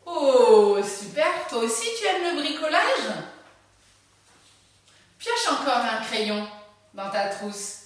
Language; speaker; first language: French; native; French